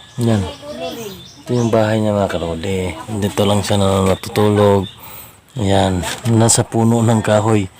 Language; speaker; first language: Filipino; non-native, local second language; Cebuano